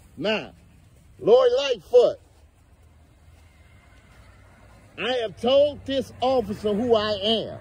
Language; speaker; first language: English; native; English